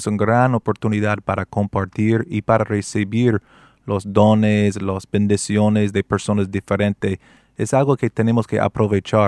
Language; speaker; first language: Spanish; non-native, fluent; English